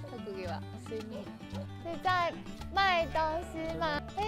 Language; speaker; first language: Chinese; non-native, fluent; Japanese